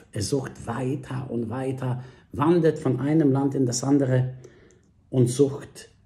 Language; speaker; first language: German; non-native, fluent; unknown